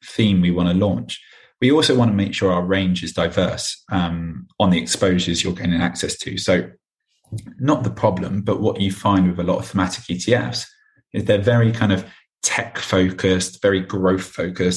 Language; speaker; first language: English; native; English